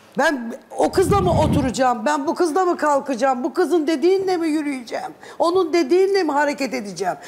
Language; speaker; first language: Turkish; native; Turkish